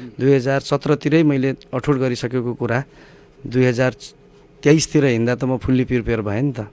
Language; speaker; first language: Nepali; native; Nepali